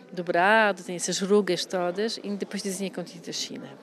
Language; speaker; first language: Portuguese; non-native, fluent; Polish